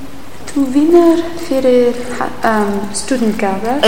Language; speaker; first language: Icelandic; non-native, learner; English